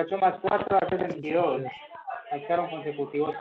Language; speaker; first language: Spanish; native; Spanish